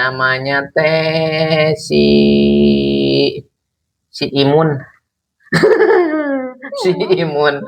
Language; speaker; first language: Indonesian; non-native, local second language; Sundanese